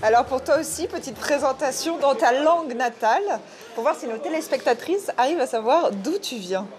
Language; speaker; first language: French; native; French